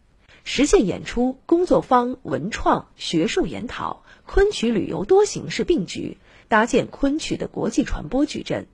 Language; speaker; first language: Chinese; native; Chinese